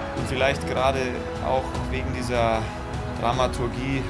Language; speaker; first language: German; native; German